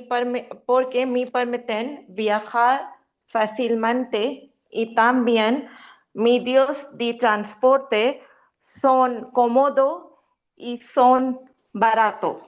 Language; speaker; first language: Spanish; non-native, learner; Urdu